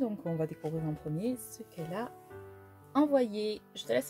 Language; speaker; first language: French; native; French